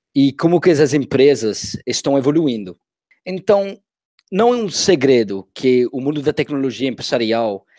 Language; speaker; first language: Portuguese; non-native, fluent; English